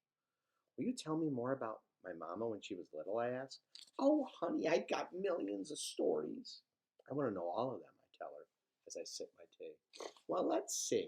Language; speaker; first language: English; native; English